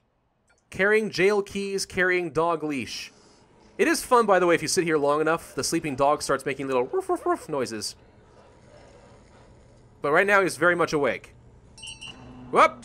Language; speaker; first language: English; native; English